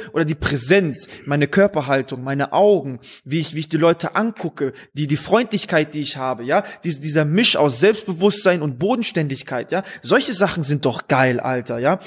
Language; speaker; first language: German; native; German